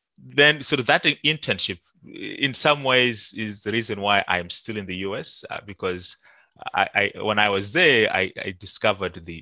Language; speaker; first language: English; non-native, local second language; Shona